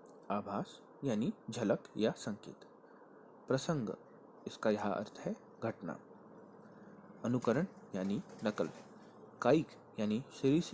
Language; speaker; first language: Hindi; non-native, local second language; Marathi